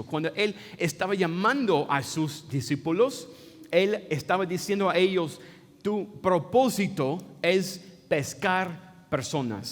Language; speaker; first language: Spanish; non-native, fluent; English